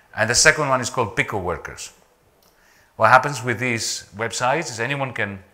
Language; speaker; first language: English; non-native, fluent; Greek